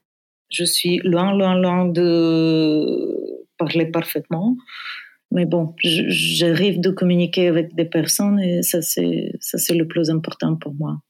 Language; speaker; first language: French; non-native, fluent; Bulgarian